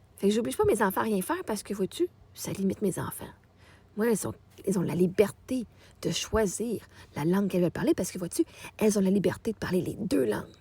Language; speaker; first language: French; native; French